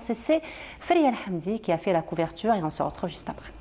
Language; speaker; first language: French; native; French